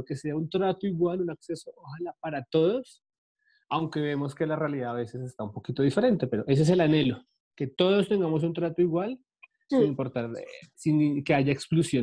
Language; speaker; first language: Spanish; native; Spanish